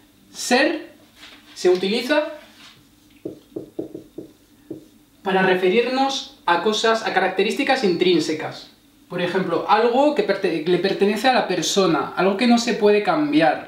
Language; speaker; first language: Spanish; non-native, fluent; French